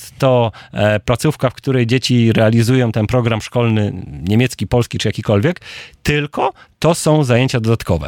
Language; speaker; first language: Polish; native; Polish